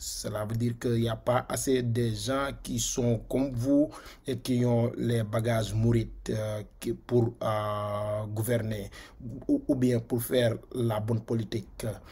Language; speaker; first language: French; non-native, local second language; Wolof